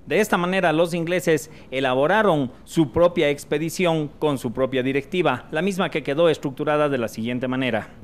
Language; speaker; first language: Spanish; native; Spanish